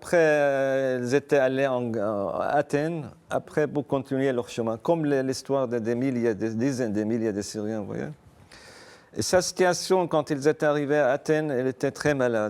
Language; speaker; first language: French; non-native, fluent; Arabic